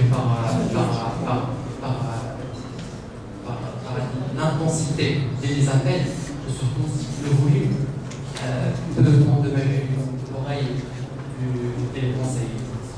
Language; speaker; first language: French; non-native, local second language; Arabic